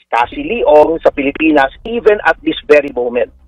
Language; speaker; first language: Filipino; native; Filipino